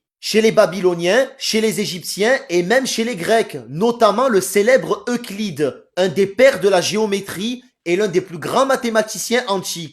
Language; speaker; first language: French; native; French